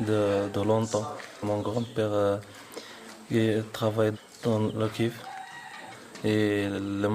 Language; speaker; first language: French; non-native, learner; Arabic